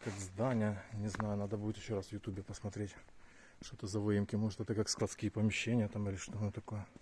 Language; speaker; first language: Russian; native; Russian